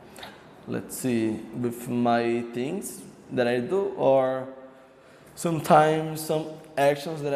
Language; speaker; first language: English; non-native, learner; Portuguese